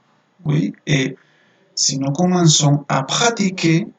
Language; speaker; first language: French; non-native, fluent; Spanish